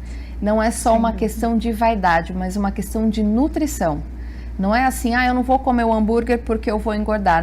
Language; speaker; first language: Portuguese; native; Portuguese